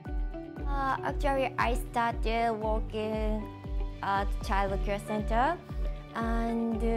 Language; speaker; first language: English; non-native, learner; Japanese